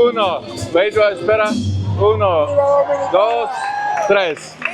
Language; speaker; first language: Spanish; non-native, learner; Turkish